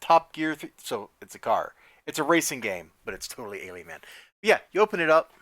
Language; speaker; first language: English; native; English